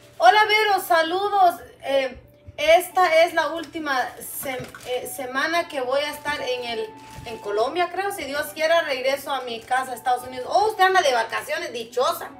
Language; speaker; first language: Spanish; non-native, local second language; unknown